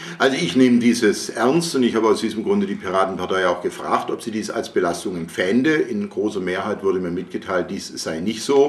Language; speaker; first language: German; native; German